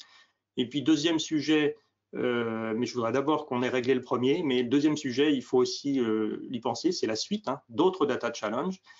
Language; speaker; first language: French; native; French